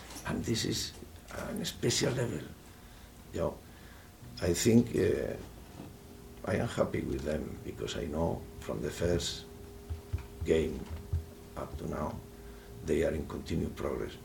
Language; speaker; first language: English; non-native, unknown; Spanish